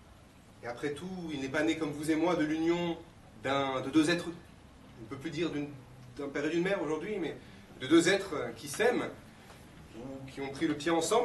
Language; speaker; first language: French; native; French